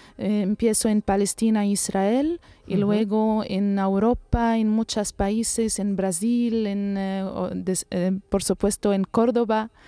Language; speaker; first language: Spanish; non-native, learner; Arabic